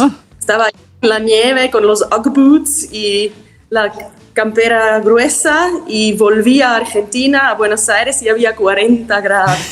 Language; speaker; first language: Spanish; non-native, fluent; German